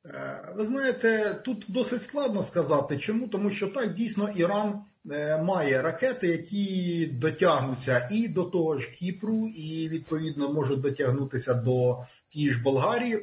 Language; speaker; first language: Ukrainian; native; Ukrainian